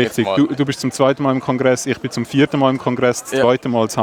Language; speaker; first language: German; native; German